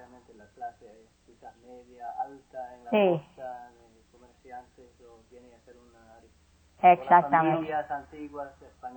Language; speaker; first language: Spanish; non-native, fluent; English